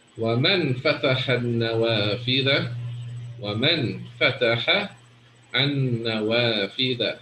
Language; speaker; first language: Arabic; non-native, fluent; English